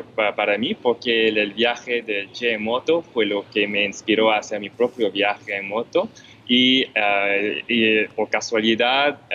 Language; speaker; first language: Spanish; non-native, fluent; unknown